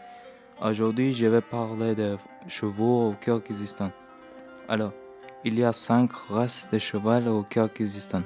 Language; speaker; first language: French; non-native, learner; Turkish